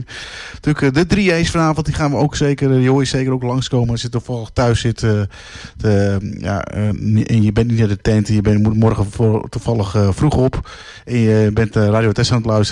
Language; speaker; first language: Dutch; native; Dutch